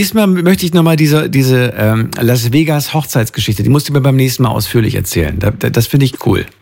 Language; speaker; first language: German; native; German